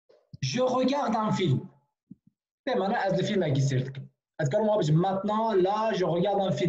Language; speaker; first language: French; non-native, fluent; Kurdish